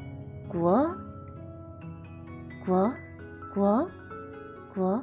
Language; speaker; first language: Chinese; non-native, learner; English